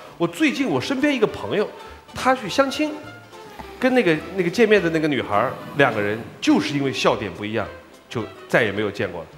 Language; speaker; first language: Chinese; native; Chinese